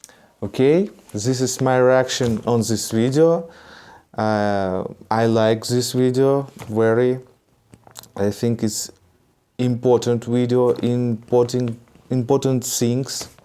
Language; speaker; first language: English; non-native, learner; Russian